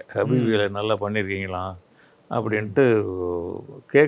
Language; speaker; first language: Tamil; native; Tamil